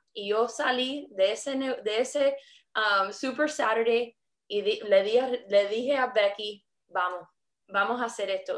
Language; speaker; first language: Spanish; early bilingual, heritage; English